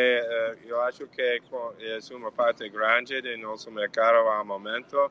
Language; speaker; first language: Portuguese; non-native, fluent; English